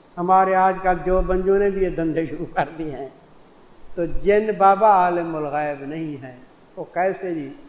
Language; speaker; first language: Urdu; non-native, local second language; Saraiki